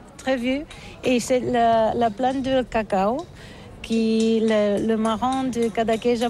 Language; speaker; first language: French; non-native, learner; Catalan